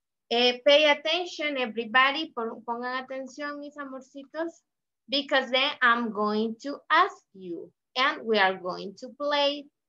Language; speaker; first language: English; non-native, learner; Spanish